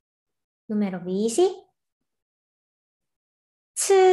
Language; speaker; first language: Finnish; non-native, fluent; Korean